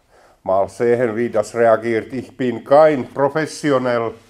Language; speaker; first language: German; non-native, learner; Finnish